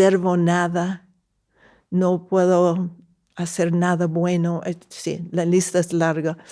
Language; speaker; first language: Spanish; non-native, fluent; English